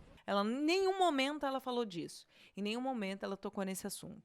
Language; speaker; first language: Portuguese; native; Portuguese